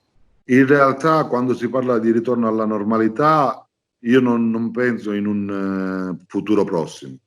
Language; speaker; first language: Italian; native; Italian